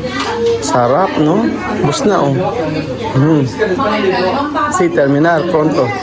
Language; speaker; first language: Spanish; non-native, learner; Filipino